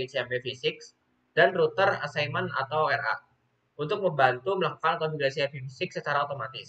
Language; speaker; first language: Indonesian; native; Indonesian